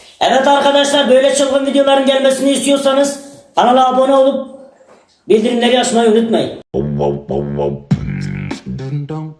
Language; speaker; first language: Turkish; native; Turkish